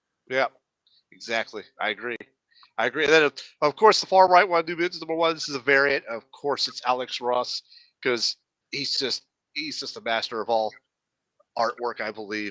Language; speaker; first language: English; native; English